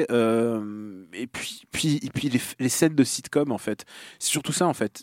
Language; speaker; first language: French; non-native, fluent; Russian